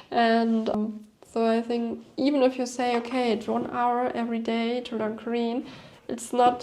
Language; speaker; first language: English; non-native, fluent; German